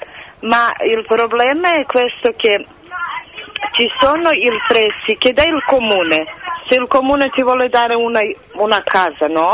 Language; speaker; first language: Italian; non-native, fluent; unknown